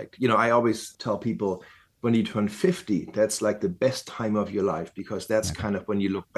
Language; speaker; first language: English; non-native, fluent; German